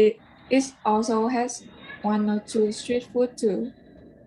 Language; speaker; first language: English; non-native, learner; Vietnamese